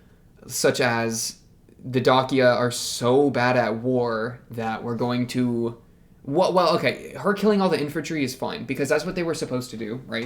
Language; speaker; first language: English; native; English